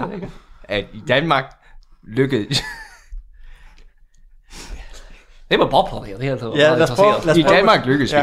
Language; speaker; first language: Danish; native; Danish